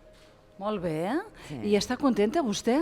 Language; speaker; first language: Catalan; native; Catalan